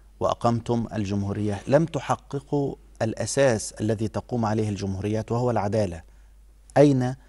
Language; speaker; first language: Arabic; native; Arabic